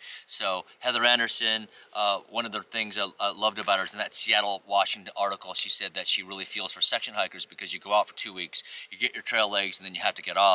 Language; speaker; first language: English; native; English